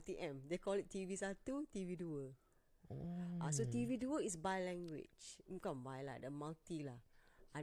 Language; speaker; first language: English; non-native, local second language; Malay